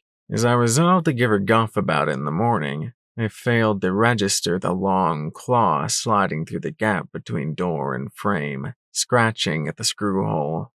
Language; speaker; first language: English; native; English